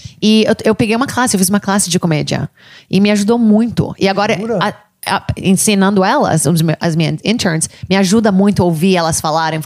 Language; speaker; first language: Portuguese; early bilingual, heritage; English